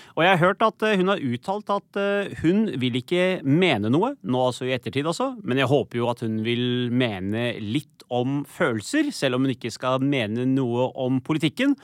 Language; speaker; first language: Norwegian; early bilingual, other home language; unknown